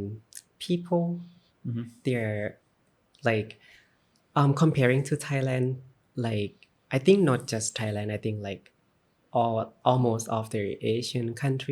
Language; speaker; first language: English; non-native, learner; Thai